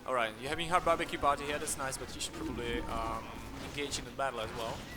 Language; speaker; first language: English; non-native, fluent; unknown